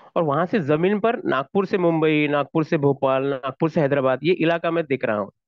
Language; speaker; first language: Hindi; non-native, local second language; Marathi